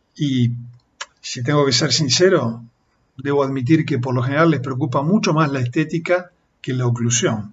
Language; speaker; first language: Spanish; native; Spanish